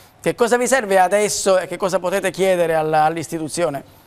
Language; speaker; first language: Italian; native; Italian